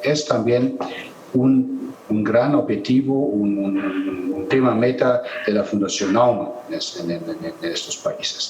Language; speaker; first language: Spanish; non-native, fluent; German